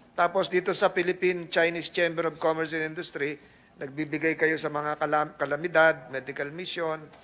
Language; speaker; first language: Filipino; native; Filipino